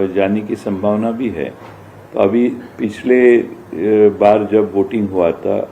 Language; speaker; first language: Hindi; non-native, local second language; Marathi